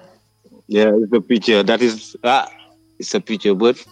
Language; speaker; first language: English; non-native, learner; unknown